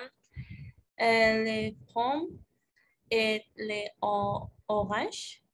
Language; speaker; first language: French; non-native, learner; Spanish